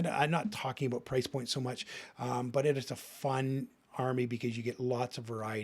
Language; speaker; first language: English; native; English